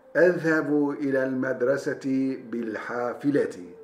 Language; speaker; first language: Arabic; non-native, fluent; Turkish